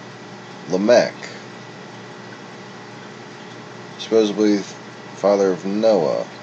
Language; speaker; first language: English; native; English